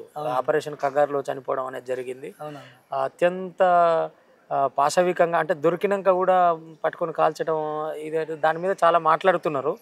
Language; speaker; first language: Telugu; native; Telugu